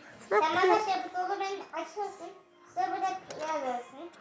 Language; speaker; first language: Turkish; early bilingual, heritage; Turkish